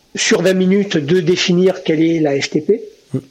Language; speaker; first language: French; native; French